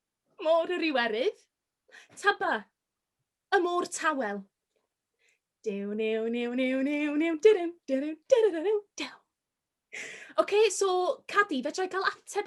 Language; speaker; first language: Welsh; native; Welsh